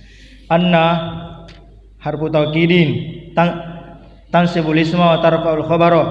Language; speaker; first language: Arabic; non-native, learner; Indonesian